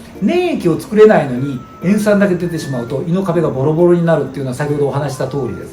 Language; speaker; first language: Japanese; native; Japanese